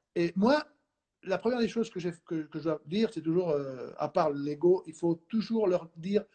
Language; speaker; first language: French; non-native, fluent; Spanish